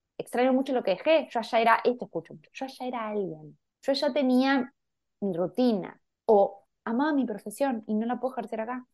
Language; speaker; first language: Spanish; native; Spanish